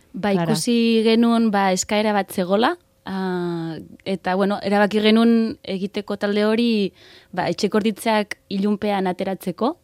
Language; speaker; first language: Basque; non-native, fluent; Catalan